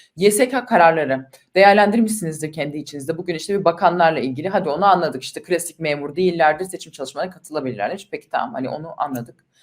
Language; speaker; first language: Turkish; native; Turkish